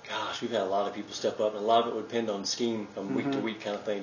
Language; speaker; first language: English; native; English